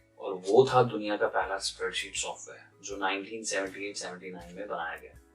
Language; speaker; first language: Urdu; non-native, local second language; Kashmiri